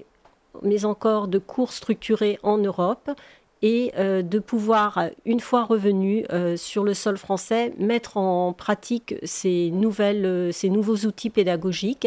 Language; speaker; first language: French; native; French